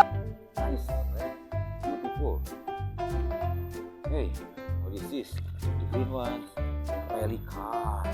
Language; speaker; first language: English; non-native, learner; Indonesian